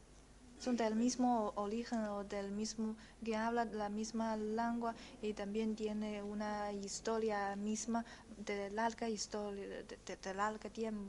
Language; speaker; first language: Spanish; non-native, fluent; Chinese